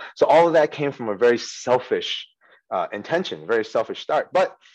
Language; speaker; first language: English; early bilingual, other home language; Chinese